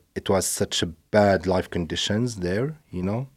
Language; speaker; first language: English; non-native, fluent; Arabic